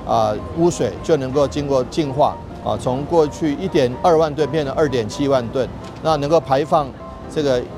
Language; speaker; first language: Chinese; native; Chinese